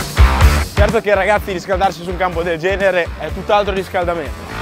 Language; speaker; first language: Italian; native; Italian